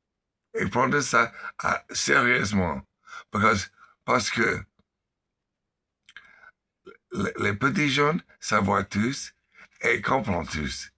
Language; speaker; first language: French; non-native, learner; English